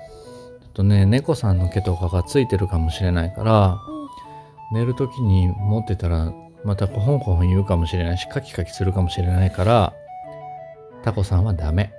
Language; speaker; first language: Japanese; native; Japanese